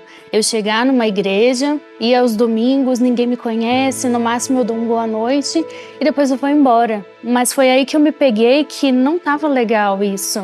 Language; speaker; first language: Portuguese; native; Portuguese